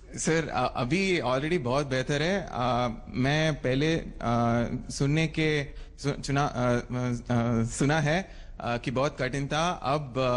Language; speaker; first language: Hindi; non-native, local second language; Kannada